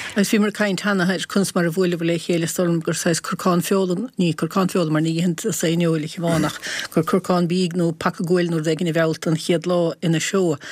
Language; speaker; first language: Irish; native; Irish